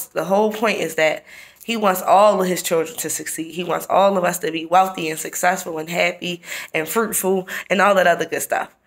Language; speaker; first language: English; native; English